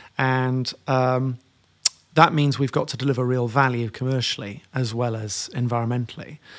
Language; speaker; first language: English; native; English